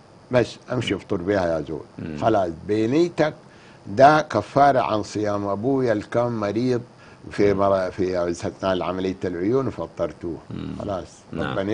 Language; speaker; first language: Arabic; native; Arabic